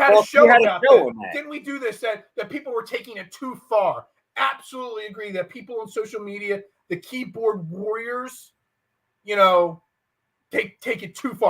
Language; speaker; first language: English; native; English